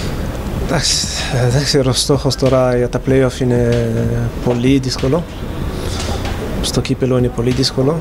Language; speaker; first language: Greek; non-native, learner; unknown